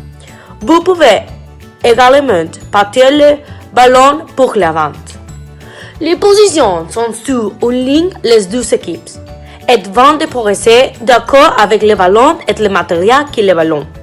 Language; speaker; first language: French; non-native, learner; Spanish